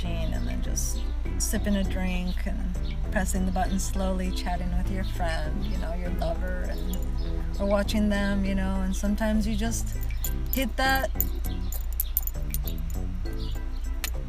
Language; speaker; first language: English; early bilingual, other home language; Spanish